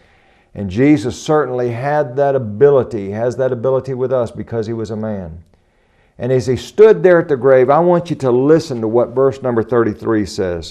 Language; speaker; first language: English; native; English